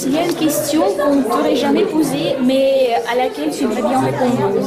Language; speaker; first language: French; non-native, learner; Russian